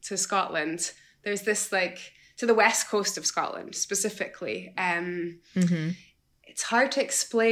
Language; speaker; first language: English; native; English